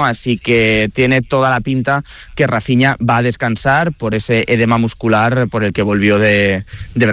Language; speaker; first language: Spanish; native; Spanish